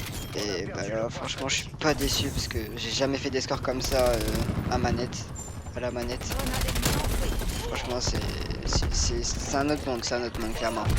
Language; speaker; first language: French; native; French